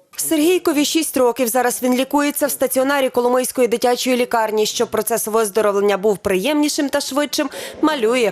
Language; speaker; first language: Ukrainian; native; Ukrainian